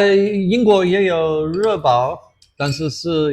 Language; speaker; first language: Chinese; non-native, fluent; English